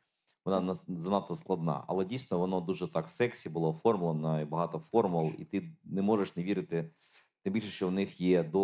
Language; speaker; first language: Ukrainian; native; Ukrainian